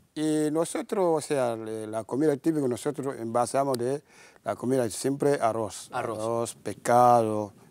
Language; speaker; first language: Spanish; non-native, fluent; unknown